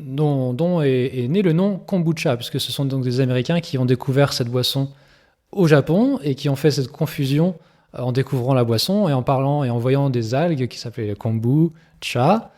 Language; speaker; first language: French; native; French